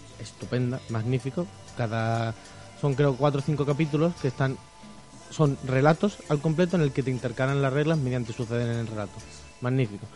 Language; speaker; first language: Spanish; native; Spanish